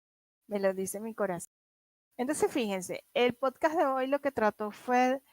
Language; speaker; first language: Spanish; native; Spanish